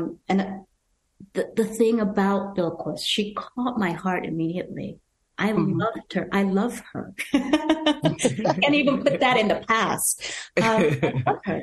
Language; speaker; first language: English; non-native, local second language; Yoruba